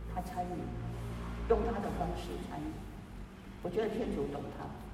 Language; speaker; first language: Chinese; native; Chinese